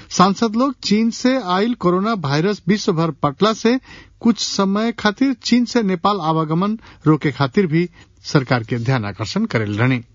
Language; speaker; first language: Bhojpuri; non-native, local second language; Nepali